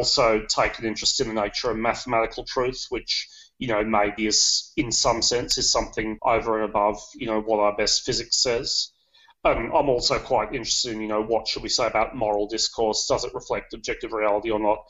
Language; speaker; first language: English; native; English